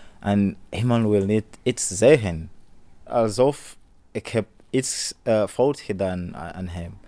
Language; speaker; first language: Dutch; non-native, learner; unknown